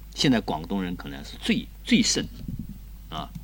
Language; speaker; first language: Chinese; native; Chinese